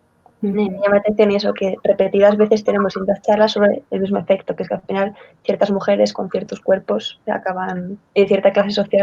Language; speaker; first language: Spanish; native; Spanish